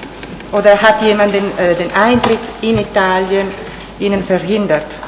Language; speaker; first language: German; non-native, fluent; Italian